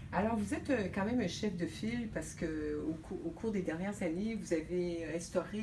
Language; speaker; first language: French; native; French